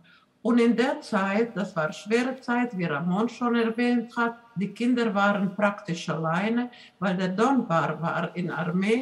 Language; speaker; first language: German; non-native, fluent; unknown